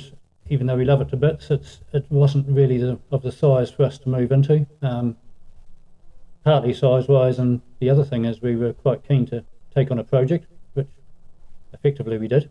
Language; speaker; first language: English; native; English